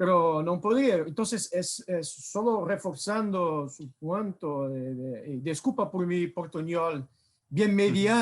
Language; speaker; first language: Spanish; non-native, fluent; Portuguese